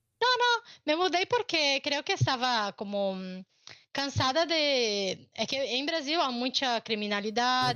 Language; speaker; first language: Spanish; non-native, learner; Portuguese